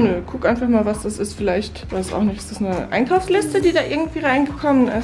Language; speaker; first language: German; native; German